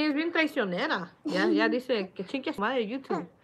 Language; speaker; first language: Spanish; early bilingual, heritage; Spanish